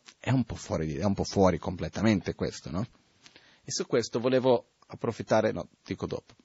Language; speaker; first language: Italian; non-native, fluent; Portuguese